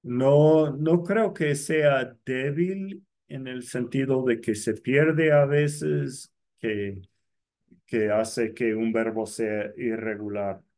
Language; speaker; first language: Spanish; non-native, fluent; English